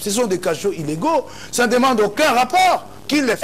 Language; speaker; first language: French; non-native, local second language; Lingala